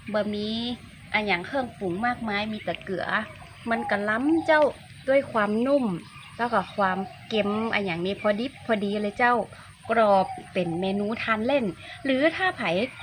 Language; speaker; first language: Thai; non-native, local second language; Iu Mien